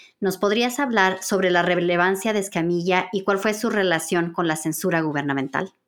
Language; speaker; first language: Spanish; native; Spanish